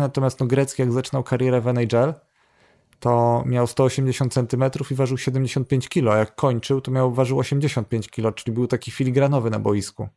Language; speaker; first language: Polish; native; Polish